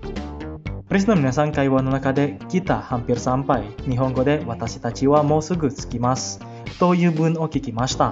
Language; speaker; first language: Japanese; non-native, fluent; Indonesian